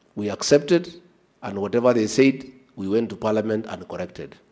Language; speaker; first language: English; non-native, local second language; Kikuyu